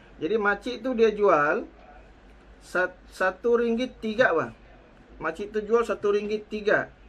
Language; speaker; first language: Malay; native; Malay